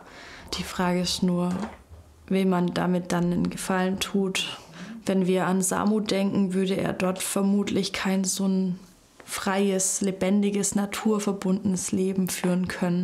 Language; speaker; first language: German; native; German